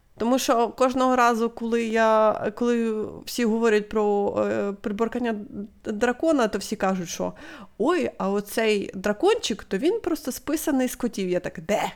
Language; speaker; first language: Ukrainian; non-native, local second language; Russian